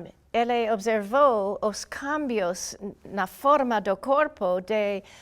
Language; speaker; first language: Portuguese; non-native, fluent; English